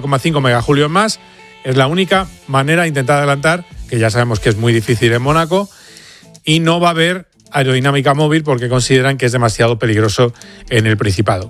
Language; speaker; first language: Spanish; native; Spanish